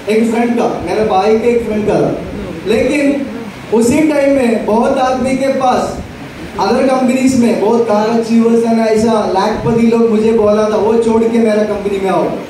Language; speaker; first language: Hindi; non-native, local second language; Malayalam